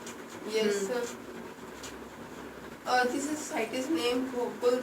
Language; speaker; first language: English; non-native, local second language; Hindi